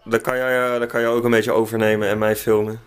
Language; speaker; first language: Dutch; native; Dutch